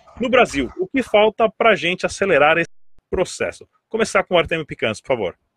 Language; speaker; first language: Portuguese; native; Portuguese